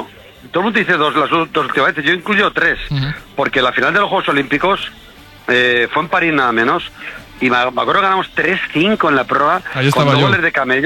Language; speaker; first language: Spanish; native; Spanish